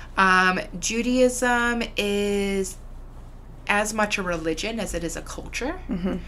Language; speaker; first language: English; native; English